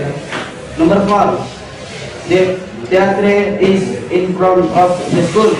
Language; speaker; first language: English; non-native, learner; Indonesian